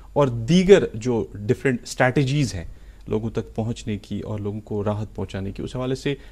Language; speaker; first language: Hindi; non-native, local second language; Kashmiri